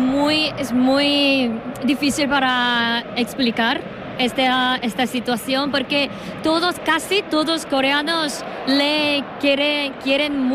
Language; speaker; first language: Spanish; non-native, learner; Korean